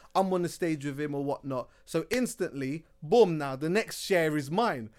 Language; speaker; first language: English; native; English